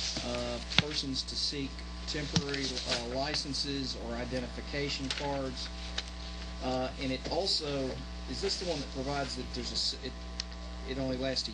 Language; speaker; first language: English; native; English